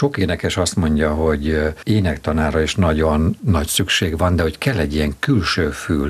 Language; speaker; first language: Hungarian; native; Hungarian